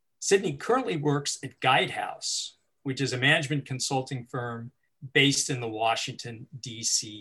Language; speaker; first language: English; native; English